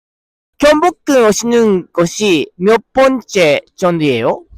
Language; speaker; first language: Korean; non-native, learner; Japanese